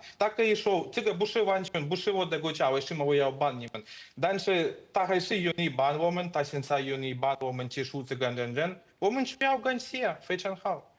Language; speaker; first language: Chinese; non-native, fluent; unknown